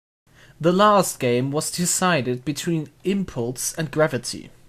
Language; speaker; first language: English; non-native, fluent; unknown